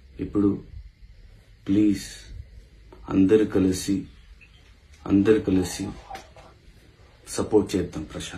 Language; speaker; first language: Telugu; non-native, learner; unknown